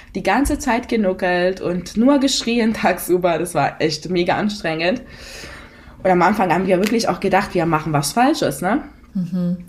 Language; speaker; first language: German; non-native, fluent; Italian